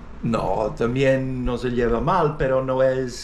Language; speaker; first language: Spanish; non-native, learner; English